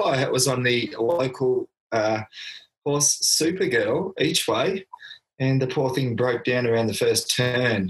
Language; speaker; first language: English; native; English